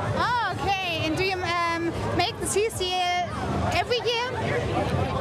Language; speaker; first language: English; non-native, learner; German